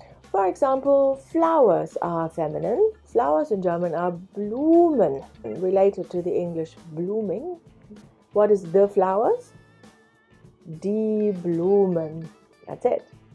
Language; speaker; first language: English; native; English